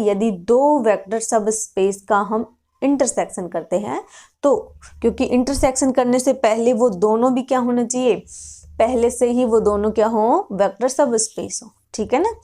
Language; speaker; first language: Hindi; native; Hindi